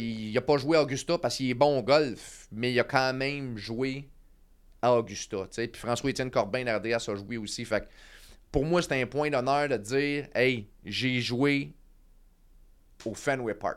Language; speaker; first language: French; native; French